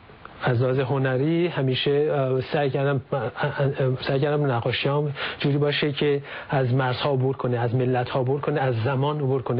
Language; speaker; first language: Persian; native; Persian